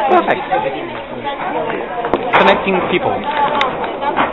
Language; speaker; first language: English; non-native, fluent; French